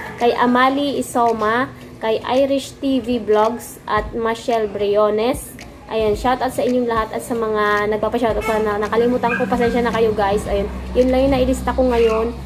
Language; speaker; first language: Filipino; non-native, local second language; Bikol